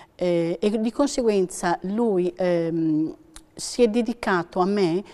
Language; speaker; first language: Italian; native; Italian